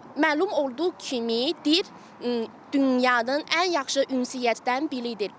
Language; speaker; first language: Azerbaijani; non-native, fluent; Chinese